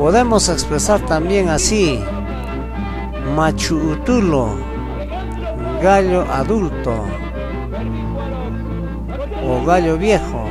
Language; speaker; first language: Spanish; non-native, local second language; Quechua